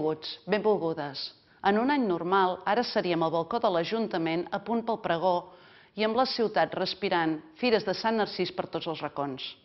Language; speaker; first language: Catalan; native; Catalan